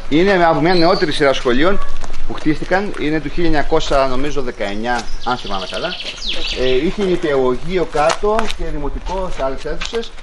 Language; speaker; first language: Greek; native; Greek